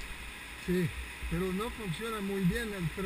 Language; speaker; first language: Spanish; non-native, learner; French